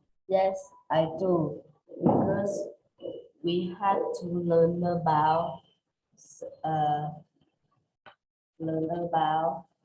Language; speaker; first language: English; non-native, learner; Vietnamese